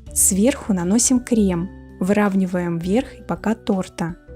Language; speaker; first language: Russian; native; Russian